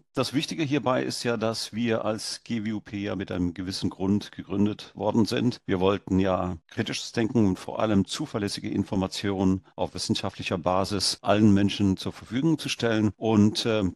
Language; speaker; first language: German; early bilingual, heritage; German